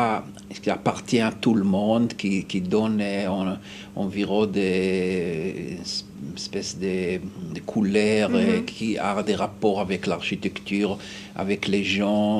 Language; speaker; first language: French; non-native, fluent; Hebrew